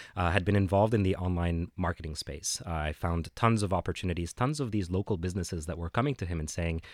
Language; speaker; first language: English; non-native, fluent; Arabic